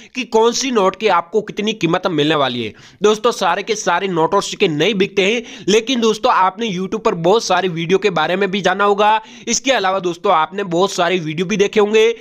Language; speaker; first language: Hindi; non-native, local second language; Gujarati